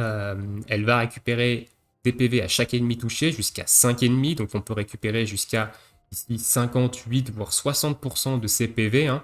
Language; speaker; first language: French; native; French